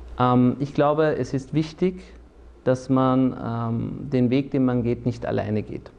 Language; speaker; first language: German; early bilingual, other home language; Turkish